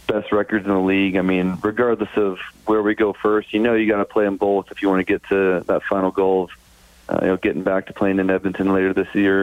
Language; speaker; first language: English; native; English